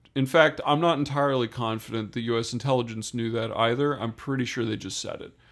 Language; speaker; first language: English; native; English